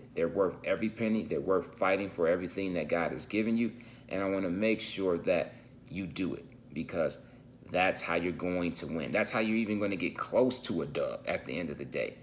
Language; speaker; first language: English; native; English